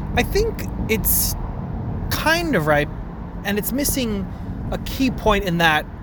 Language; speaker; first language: English; native; English